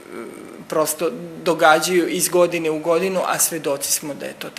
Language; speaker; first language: Serbian; native; Serbian